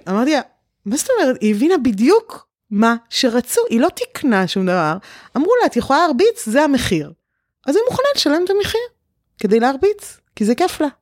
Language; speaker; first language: Hebrew; early bilingual, other home language; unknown